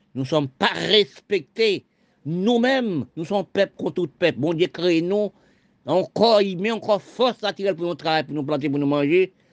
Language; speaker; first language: French; non-native, local second language; Haitian Creole